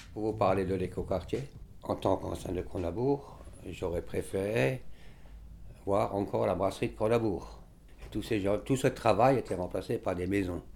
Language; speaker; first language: French; native; French